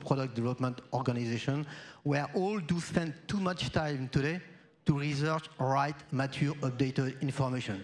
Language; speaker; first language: English; non-native, fluent; French